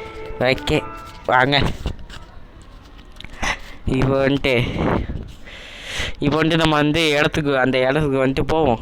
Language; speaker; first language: Tamil; native; Tamil